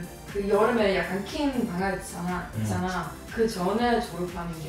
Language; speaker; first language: Korean; non-native, fluent; Swedish